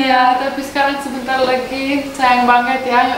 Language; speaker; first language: Indonesian; non-native, learner; Russian